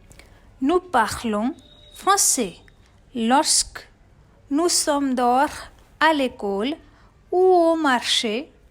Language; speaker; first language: French; non-native, fluent; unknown